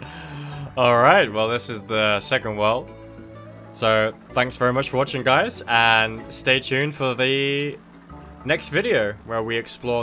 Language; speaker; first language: English; native; English